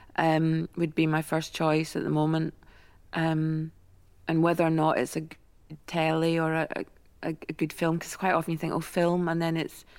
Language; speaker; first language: English; native; English